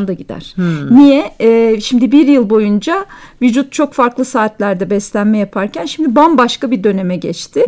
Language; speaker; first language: Turkish; native; Turkish